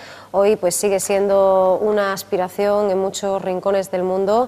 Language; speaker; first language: Spanish; native; Spanish